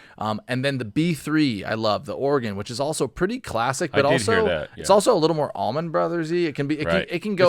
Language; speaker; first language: English; native; English